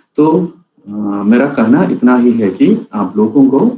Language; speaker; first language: Hindi; non-native, local second language; Malayalam